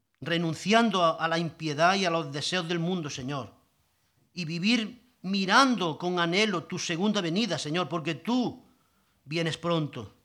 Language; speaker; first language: Spanish; native; Spanish